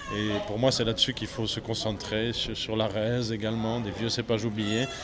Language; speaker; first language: French; native; French